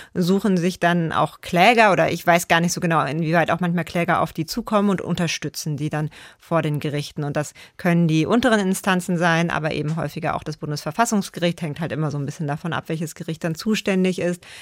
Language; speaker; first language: German; native; German